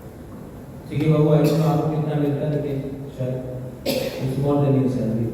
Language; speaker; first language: Hindi; non-native, local second language; Kok Borok